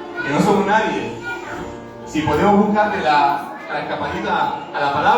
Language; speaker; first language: Spanish; native; Spanish